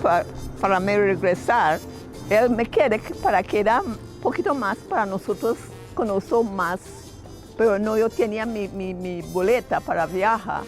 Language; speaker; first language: Spanish; non-native, learner; English